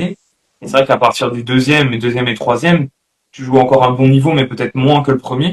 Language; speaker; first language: French; native; French